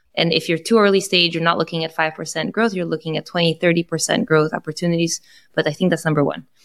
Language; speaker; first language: English; non-native, fluent; Portuguese